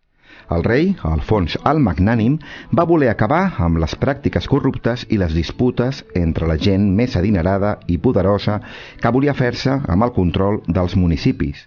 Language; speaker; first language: Catalan; native; Catalan